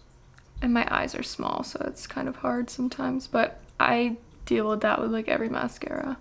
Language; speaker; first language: English; native; English